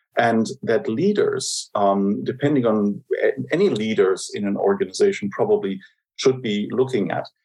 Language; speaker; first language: English; non-native, fluent; German